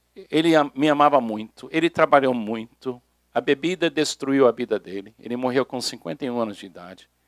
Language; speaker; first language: Portuguese; non-native, fluent; English